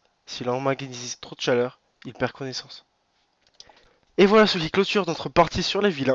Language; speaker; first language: French; native; French